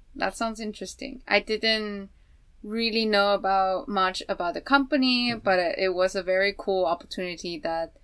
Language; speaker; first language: English; non-native, fluent; Chinese